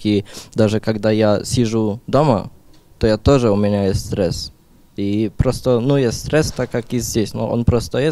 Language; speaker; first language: Russian; non-native, learner; Polish